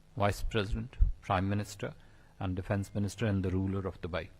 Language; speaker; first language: English; non-native, local second language; Hindi